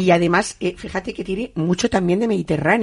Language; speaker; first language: Spanish; native; Spanish